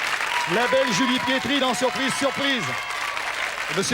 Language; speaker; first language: French; native; French